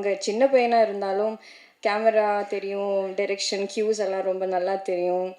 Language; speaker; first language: Tamil; non-native, learner; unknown